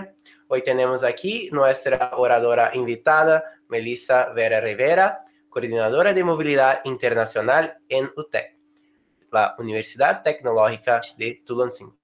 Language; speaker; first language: Spanish; non-native, fluent; Portuguese